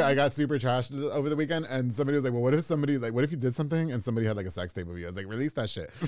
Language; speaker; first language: English; native; English